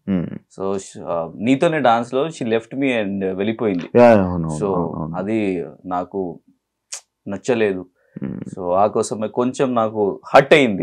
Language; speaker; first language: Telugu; non-native, local second language; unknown